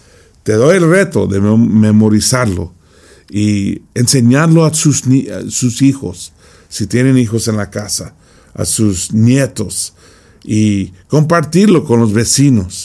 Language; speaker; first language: Spanish; non-native, fluent; English